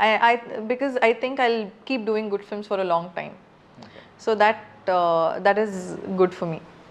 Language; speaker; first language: Telugu; non-native, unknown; Kannada